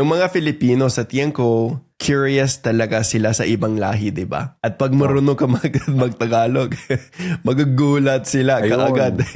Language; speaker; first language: Filipino; non-native, fluent; English